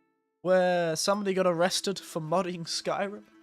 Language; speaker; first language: English; native; English